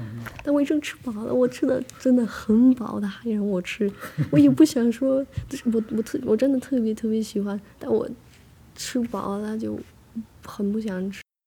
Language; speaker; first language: Chinese; non-native, fluent; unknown